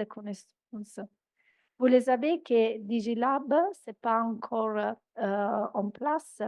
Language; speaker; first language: French; non-native, fluent; Italian